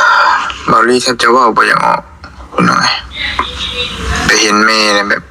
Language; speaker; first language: Thai; non-native, local second language; Lao